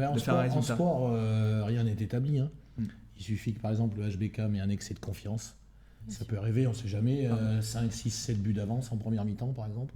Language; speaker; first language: French; native; French